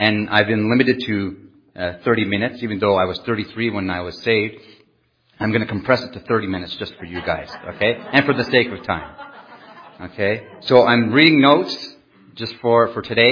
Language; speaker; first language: English; non-native, fluent; French